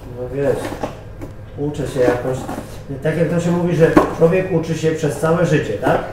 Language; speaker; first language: Polish; native; Polish